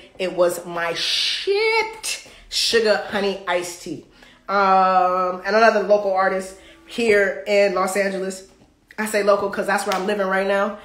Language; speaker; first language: English; native; English